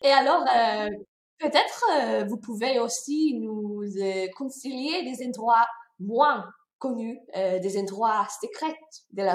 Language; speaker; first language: French; non-native, fluent; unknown